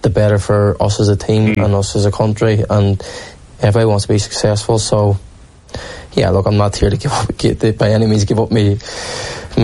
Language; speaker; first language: English; native; English